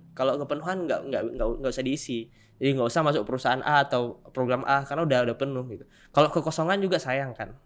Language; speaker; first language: Indonesian; native; Indonesian